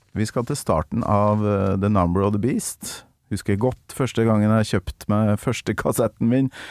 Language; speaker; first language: Norwegian; native; Norwegian